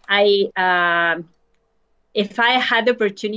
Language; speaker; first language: English; non-native, learner; Spanish